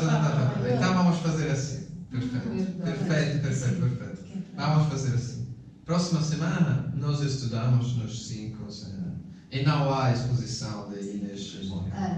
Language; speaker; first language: Portuguese; non-native, fluent; Italian